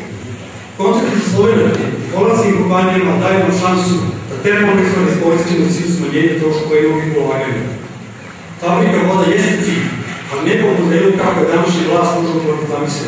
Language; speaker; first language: Serbian; native; Serbian